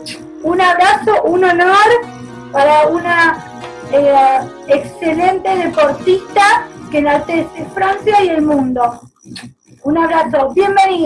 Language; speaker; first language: Spanish; native; Spanish